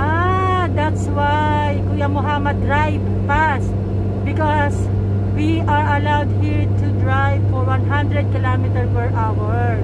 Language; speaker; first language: English; non-native, local second language; Filipino